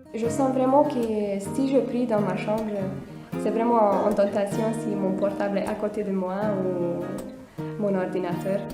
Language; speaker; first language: French; non-native, fluent; Hungarian